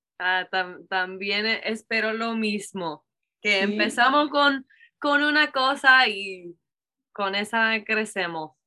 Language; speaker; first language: Spanish; non-native, learner; English